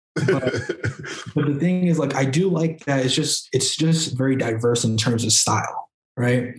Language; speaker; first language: English; native; English